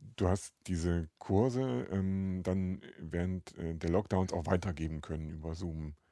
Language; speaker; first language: German; native; German